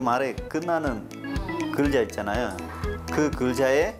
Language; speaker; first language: Korean; non-native, fluent; Sinhala